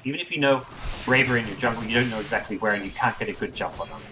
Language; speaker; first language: English; native; English